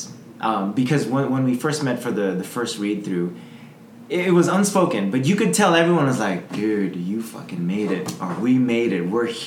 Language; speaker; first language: English; native; English